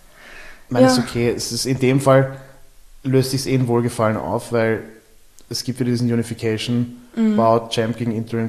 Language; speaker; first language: German; native; German